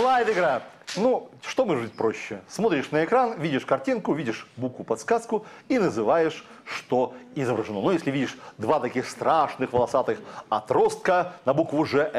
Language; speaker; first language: Russian; native; Russian